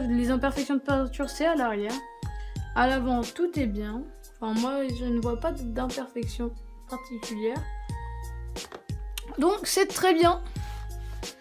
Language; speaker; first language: French; native; French